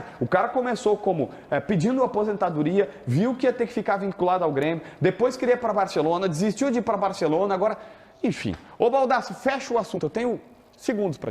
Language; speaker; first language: Portuguese; native; Portuguese